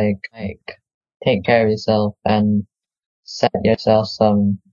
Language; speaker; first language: English; non-native, local second language; Malay